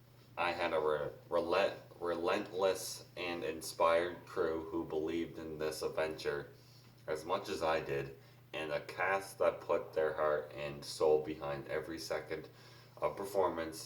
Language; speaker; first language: English; native; English